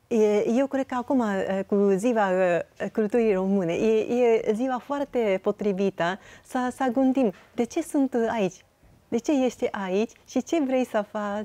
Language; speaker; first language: Romanian; non-native, fluent; Japanese